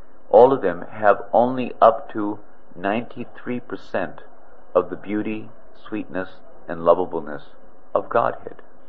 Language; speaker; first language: English; native; English